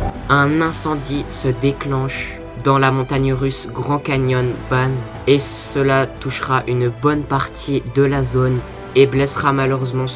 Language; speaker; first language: French; native; French